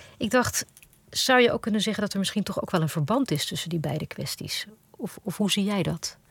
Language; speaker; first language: Dutch; native; Dutch